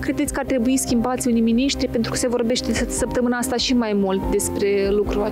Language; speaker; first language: Romanian; native; Romanian